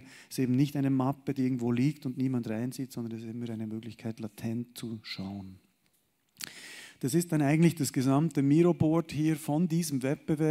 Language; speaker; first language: German; native; German